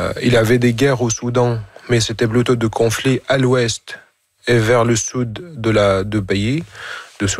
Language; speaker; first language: French; non-native, fluent; Arabic